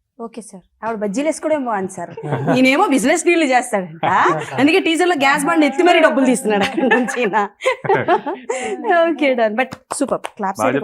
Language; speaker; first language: Telugu; native; Telugu